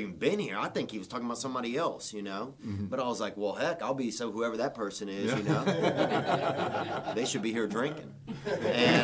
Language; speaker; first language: English; native; English